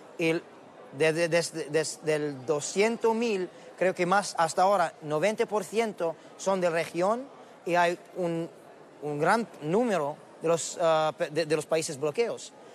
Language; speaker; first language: Spanish; non-native, learner; Arabic